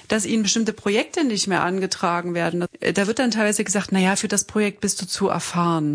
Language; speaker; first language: German; native; German